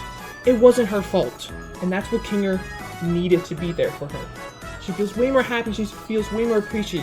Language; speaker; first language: English; native; English